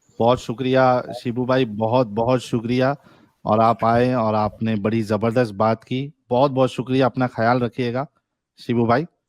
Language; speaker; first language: Hindi; native; Hindi